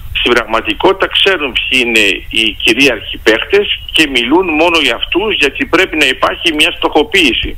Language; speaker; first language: Greek; early bilingual, heritage; Greek